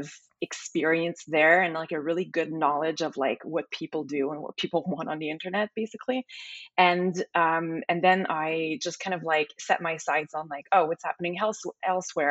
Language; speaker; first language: English; native; English